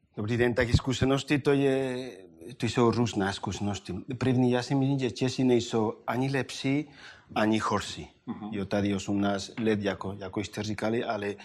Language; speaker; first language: Czech; non-native, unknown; Spanish